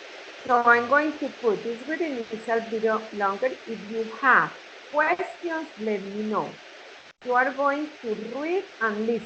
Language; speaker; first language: English; non-native, fluent; Spanish